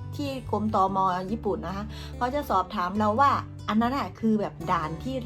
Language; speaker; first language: Thai; native; Thai